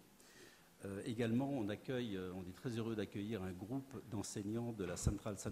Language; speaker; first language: French; native; French